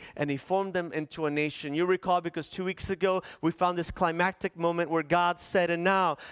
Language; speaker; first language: English; early bilingual, other home language; Spanish